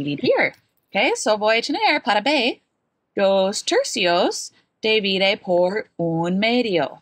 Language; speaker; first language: Spanish; non-native, fluent; English